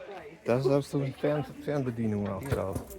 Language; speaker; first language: German; native; German